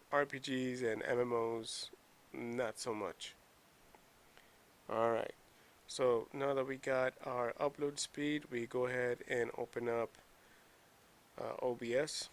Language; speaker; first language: English; native; English